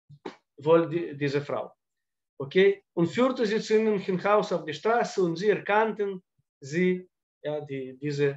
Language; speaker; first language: German; non-native, fluent; Russian